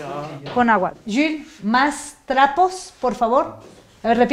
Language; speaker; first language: Spanish; non-native, fluent; French